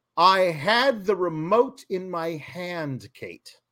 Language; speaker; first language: English; native; English